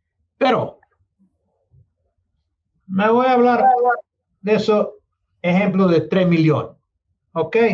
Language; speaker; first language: Spanish; non-native, learner; English